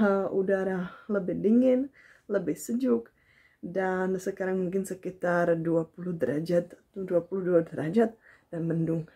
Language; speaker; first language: Indonesian; non-native, fluent; Czech